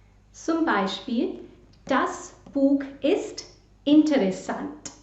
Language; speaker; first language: German; non-native, fluent; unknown